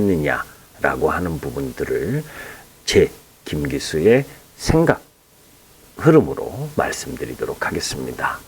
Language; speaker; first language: Korean; native; Korean